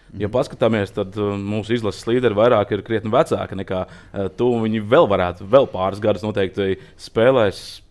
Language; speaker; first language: Latvian; native; Latvian